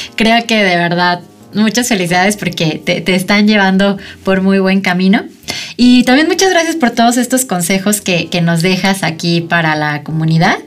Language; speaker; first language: Spanish; native; Spanish